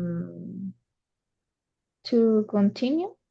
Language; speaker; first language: English; non-native, learner; Spanish